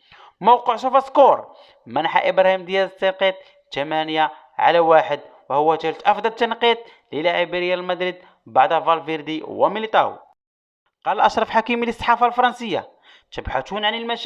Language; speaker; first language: Arabic; native; Arabic